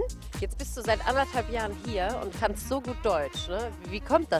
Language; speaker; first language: German; native; German